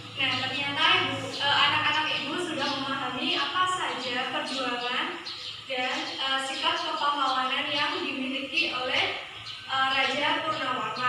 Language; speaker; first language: Indonesian; native; Indonesian